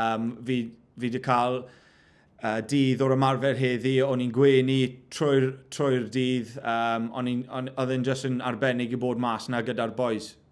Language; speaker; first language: Welsh; non-native, local second language; English